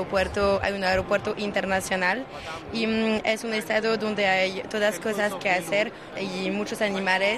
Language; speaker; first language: Spanish; non-native, learner; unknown